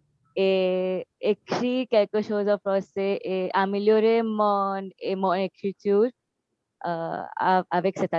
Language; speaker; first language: French; non-native, learner; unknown